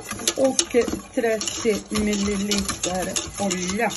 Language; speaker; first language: Swedish; non-native, learner; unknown